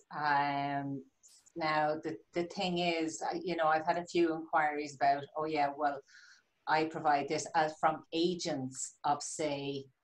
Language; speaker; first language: English; native; English